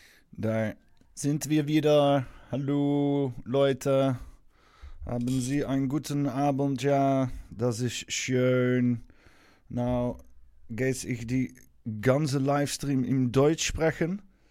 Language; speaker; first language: German; non-native, learner; Dutch